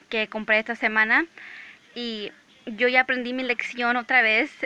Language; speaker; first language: Spanish; early bilingual, other home language; English